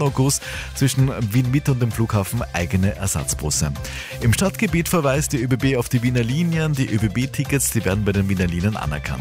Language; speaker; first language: German; native; German